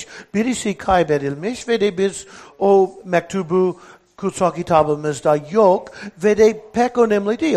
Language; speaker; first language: Turkish; non-native, fluent; English